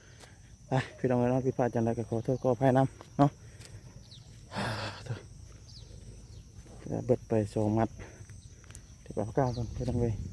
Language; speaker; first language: Thai; non-native, local second language; Lao